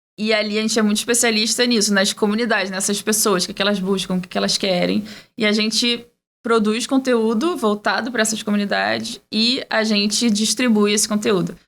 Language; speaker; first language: Portuguese; early bilingual, heritage; Portuguese